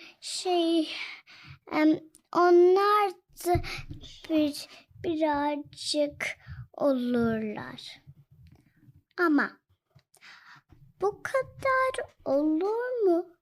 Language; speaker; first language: Turkish; early bilingual, heritage; Turkish